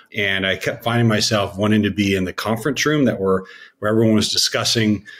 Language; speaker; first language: English; native; English